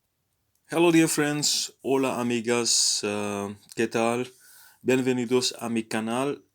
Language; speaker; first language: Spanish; non-native, learner; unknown